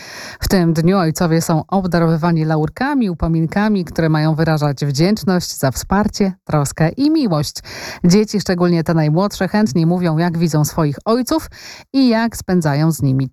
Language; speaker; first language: Polish; native; Polish